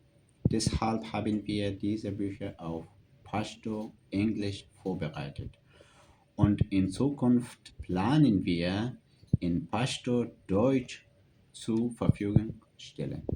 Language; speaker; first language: German; non-native, fluent; Pashto